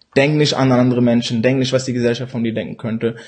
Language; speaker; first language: German; early bilingual, other home language; Urdu